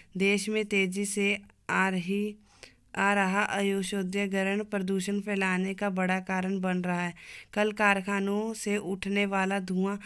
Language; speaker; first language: Hindi; non-native, local second language; Punjabi